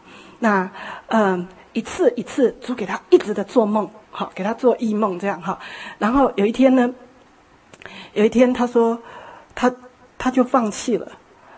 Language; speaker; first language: Chinese; native; Chinese